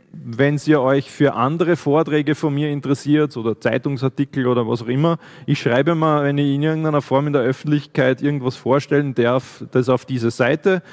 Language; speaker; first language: German; native; German